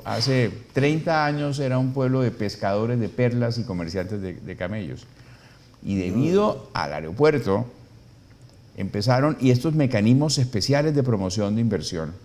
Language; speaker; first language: Spanish; native; Spanish